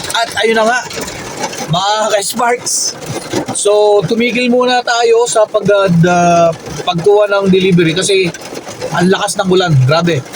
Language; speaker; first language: Filipino; native; Filipino